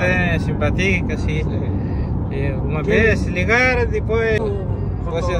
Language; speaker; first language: Portuguese; non-native, learner; Nepali